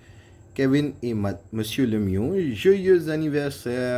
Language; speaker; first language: French; non-native, fluent; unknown